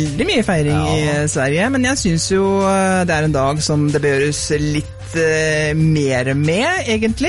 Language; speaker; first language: Norwegian; native; Norwegian